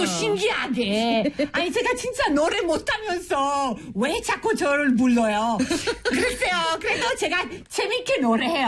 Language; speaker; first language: Korean; non-native, fluent; Italian